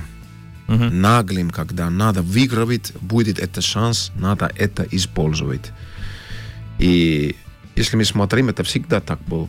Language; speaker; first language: Russian; non-native, learner; Finnish